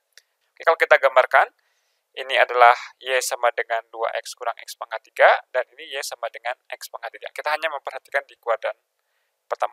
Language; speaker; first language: Indonesian; native; Indonesian